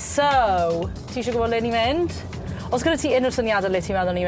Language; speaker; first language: Welsh; native; Welsh